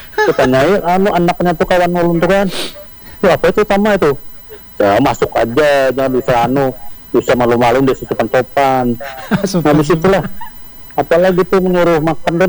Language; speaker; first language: Indonesian; non-native, local second language; Banjar